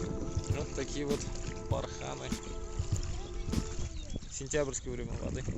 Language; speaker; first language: Russian; native; Russian